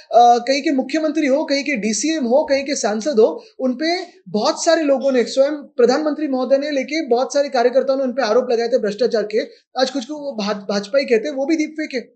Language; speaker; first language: Hindi; non-native, local second language; Marathi